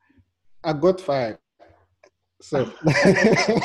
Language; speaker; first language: English; non-native, local second language; Kinyarwanda